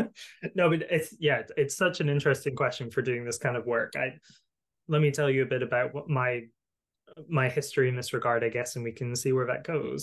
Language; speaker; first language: English; native; English